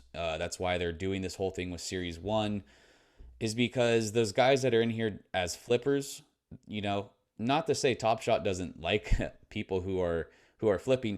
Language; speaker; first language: English; native; English